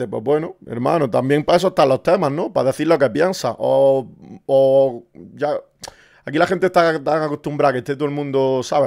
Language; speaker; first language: Spanish; native; Spanish